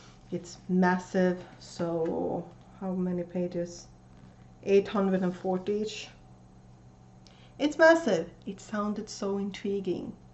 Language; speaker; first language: English; non-native, fluent; Swedish